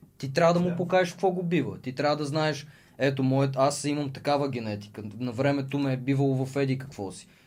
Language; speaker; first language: Bulgarian; early bilingual, other home language; Russian